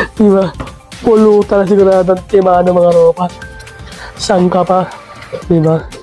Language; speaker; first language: Filipino; native; Filipino